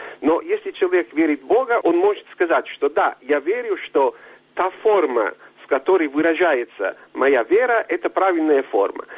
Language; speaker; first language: Russian; non-native, fluent; Italian